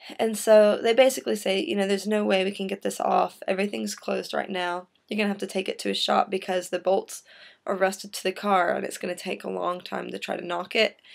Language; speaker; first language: English; native; English